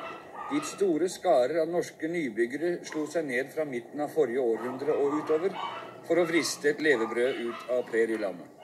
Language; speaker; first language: Norwegian; native; Norwegian